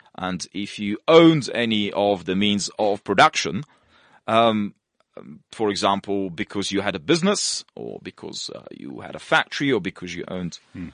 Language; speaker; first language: English; non-native, fluent; Russian